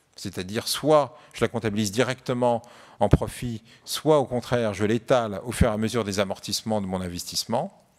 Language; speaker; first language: French; native; French